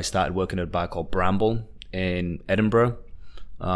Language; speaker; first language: English; native; English